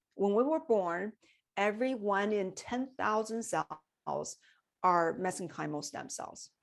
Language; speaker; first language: English; non-native, fluent; Chinese